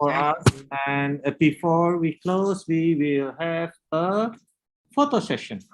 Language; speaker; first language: English; non-native, learner; Indonesian